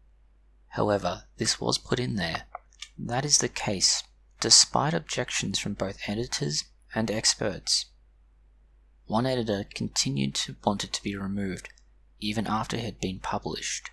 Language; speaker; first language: English; native; English